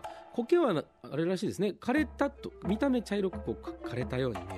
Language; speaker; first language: Japanese; native; Japanese